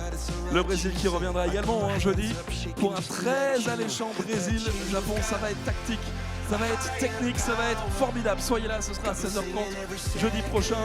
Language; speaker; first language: French; native; French